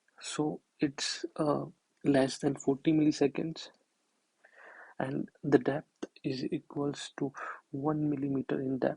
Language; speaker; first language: English; non-native, local second language; Hindi